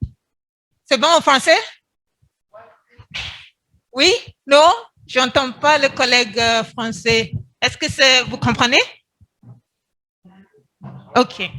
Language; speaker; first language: French; non-native, fluent; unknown